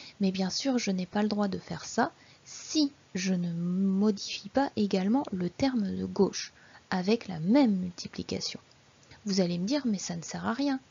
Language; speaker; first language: French; native; French